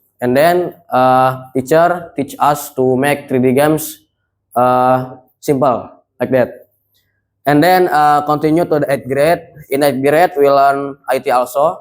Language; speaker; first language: English; non-native, learner; Indonesian